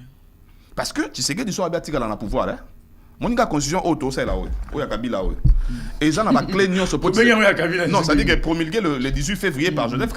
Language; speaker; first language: French; non-native, local second language; Lingala